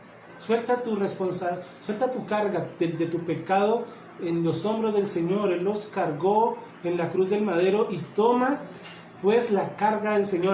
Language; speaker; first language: Spanish; native; Spanish